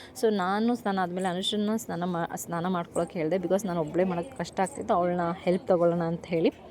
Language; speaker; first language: Kannada; non-native, local second language; Lambadi